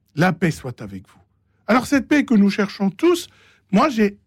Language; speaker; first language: French; non-native, local second language; Arabic